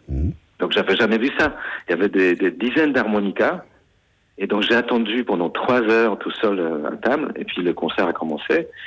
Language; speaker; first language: French; non-native, fluent; Polish